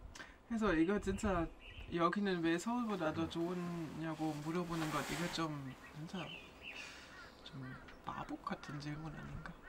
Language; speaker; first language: Korean; non-native, fluent; German